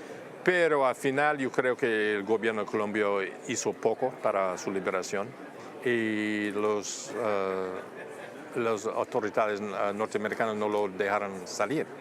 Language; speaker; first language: Spanish; non-native, fluent; English